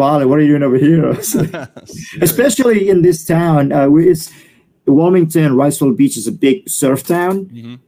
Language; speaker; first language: English; non-native, fluent; Indonesian